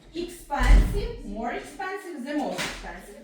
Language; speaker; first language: English; non-native, fluent; Ukrainian